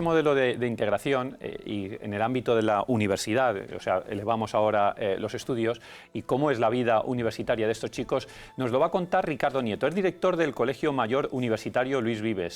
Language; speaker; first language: Spanish; native; Spanish